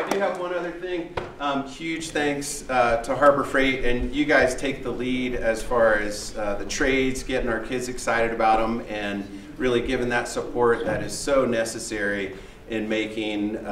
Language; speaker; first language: English; native; English